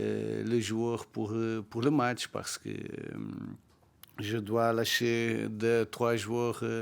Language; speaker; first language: French; non-native, learner; Portuguese